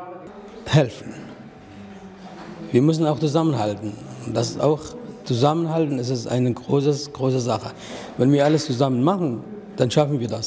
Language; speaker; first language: German; non-native, learner; Arabic